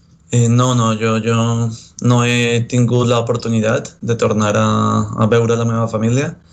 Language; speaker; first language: Catalan; non-native, fluent; Spanish